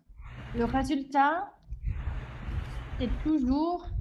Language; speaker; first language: French; non-native, fluent; English